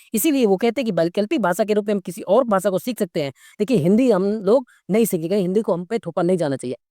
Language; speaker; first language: Hindi; native; Hindi